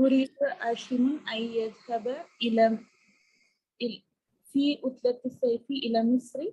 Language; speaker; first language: Arabic; non-native, learner; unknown